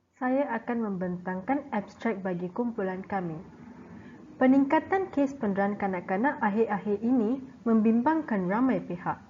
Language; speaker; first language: Malay; non-native, local second language; Tamil